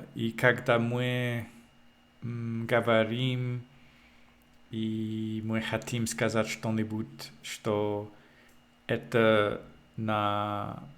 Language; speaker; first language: Russian; non-native, learner; English